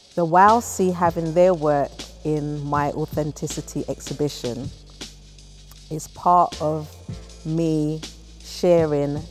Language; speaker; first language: English; native; English